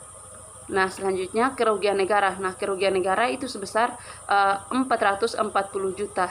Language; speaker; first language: Indonesian; native; Indonesian